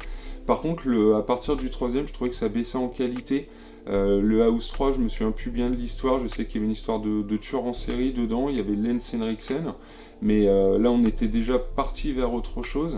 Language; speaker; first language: French; native; French